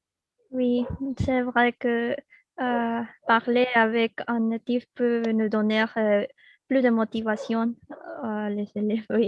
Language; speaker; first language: French; non-native, learner; Spanish